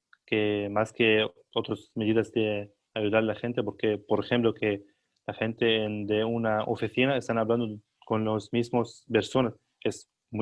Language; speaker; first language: Spanish; non-native, learner; Arabic